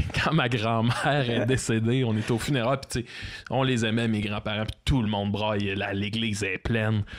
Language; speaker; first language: French; native; French